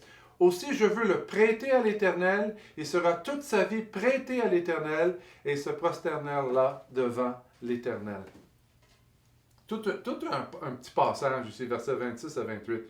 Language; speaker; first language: French; native; French